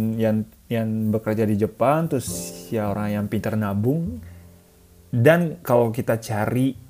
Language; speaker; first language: Indonesian; non-native, fluent; Japanese